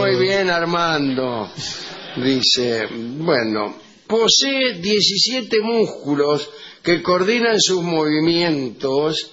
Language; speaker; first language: Spanish; native; Spanish